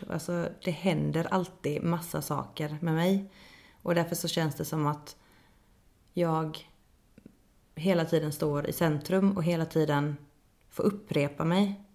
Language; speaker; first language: Swedish; native; Swedish